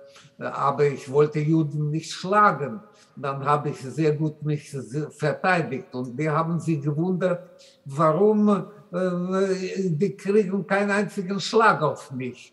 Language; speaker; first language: German; non-native, learner; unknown